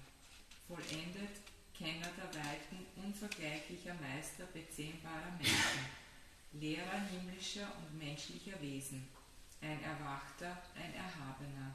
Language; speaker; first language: German; native; German